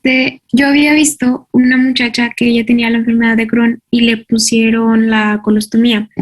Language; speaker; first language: Spanish; native; Spanish